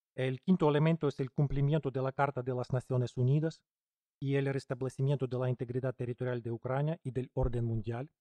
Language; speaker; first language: Spanish; non-native, fluent; Ukrainian